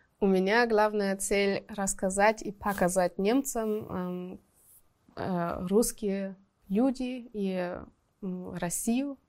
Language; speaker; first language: Russian; non-native, fluent; German